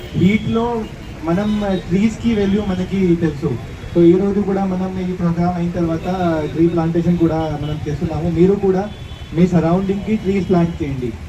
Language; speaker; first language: Telugu; non-native, fluent; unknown